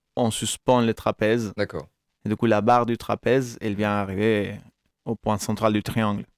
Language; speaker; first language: French; non-native, fluent; Spanish